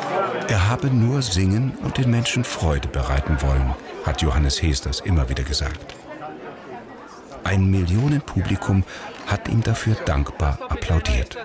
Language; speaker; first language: German; native; German